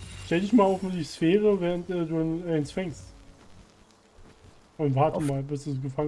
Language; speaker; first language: German; native; German